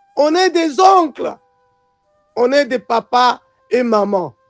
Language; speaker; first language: French; non-native, local second language; Swahili